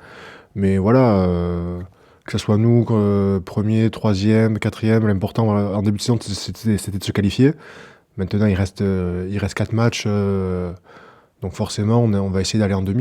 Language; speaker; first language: French; native; French